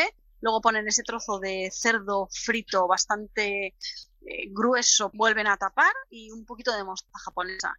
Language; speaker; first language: Spanish; native; Spanish